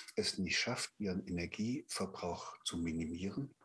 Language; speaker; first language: German; native; German